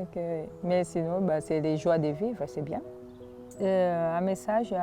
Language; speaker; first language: French; non-native, fluent; Swahili